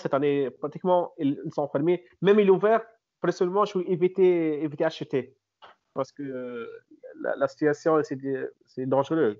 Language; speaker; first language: French; non-native, local second language; Arabic